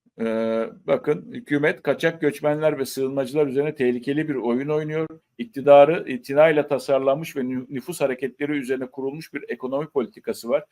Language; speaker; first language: Turkish; native; Turkish